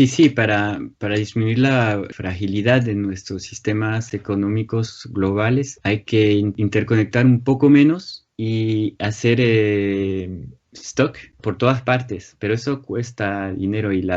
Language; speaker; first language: Spanish; non-native, fluent; French